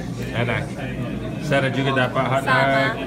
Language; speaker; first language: Indonesian; non-native, fluent; English